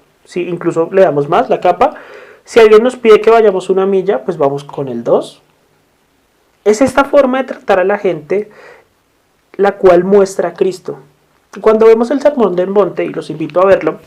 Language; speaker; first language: Spanish; native; Spanish